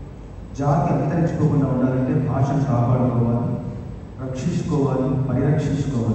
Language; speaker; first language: Telugu; native; Telugu